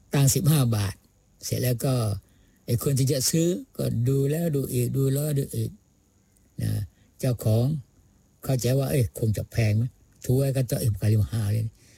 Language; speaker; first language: Thai; non-native, local second language; Pattani Malay